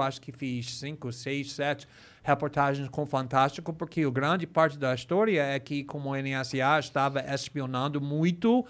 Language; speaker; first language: Portuguese; non-native, fluent; English